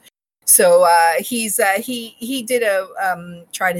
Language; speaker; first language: English; non-native, local second language; Bangla